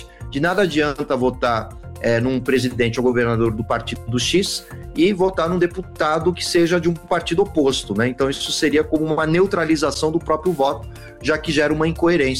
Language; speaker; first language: Portuguese; native; Portuguese